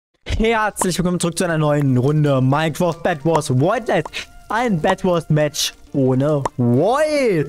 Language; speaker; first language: German; native; German